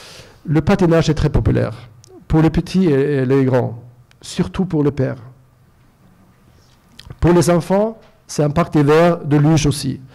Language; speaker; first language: French; non-native, fluent; Norwegian